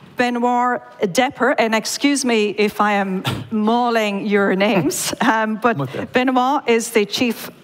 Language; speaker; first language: English; native; English